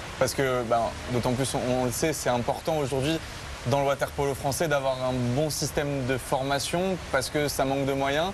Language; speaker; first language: French; native; French